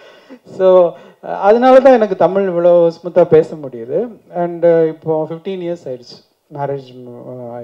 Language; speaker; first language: Tamil; non-native, fluent; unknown